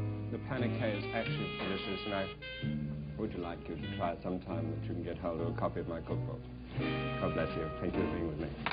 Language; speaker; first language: English; native; English